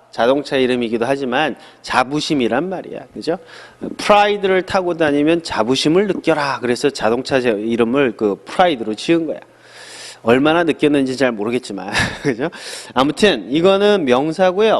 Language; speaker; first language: Korean; native; Korean